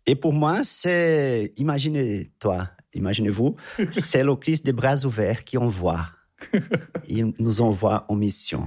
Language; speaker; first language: French; non-native, fluent; Portuguese